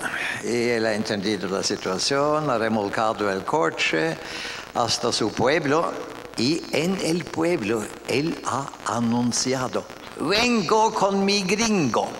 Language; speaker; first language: Spanish; non-native, fluent; Norwegian